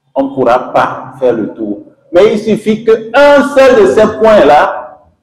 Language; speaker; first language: French; non-native, local second language; Yoruba